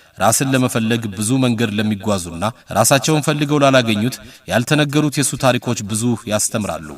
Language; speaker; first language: Amharic; native; Amharic